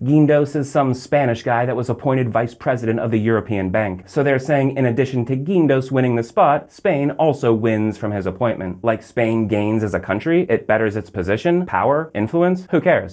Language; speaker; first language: English; native; English